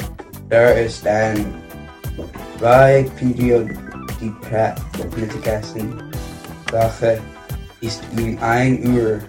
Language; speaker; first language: German; non-native, learner; English